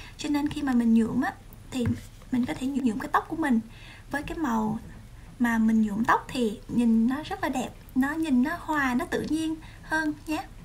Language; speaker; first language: Vietnamese; early bilingual, other home language; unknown